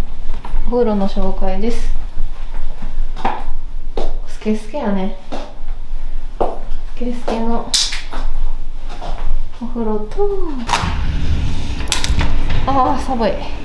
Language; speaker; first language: Japanese; native; Japanese